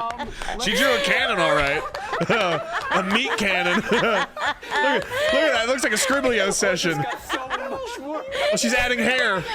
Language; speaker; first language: English; native; English